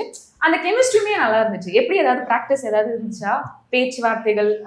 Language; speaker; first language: Tamil; native; Tamil